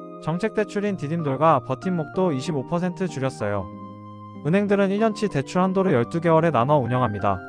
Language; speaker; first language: Korean; native; Korean